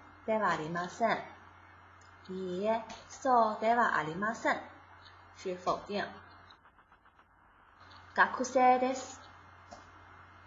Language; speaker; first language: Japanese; non-native, fluent; Chinese